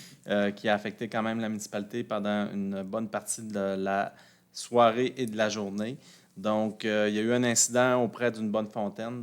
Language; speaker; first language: French; native; French